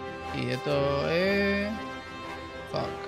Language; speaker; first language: Spanish; native; Spanish